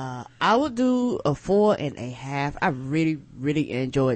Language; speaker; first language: English; native; English